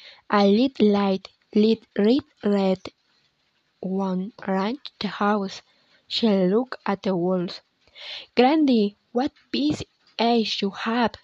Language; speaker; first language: English; non-native, learner; Spanish